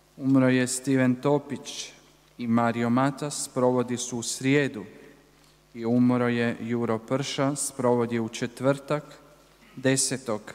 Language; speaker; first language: Croatian; native; Croatian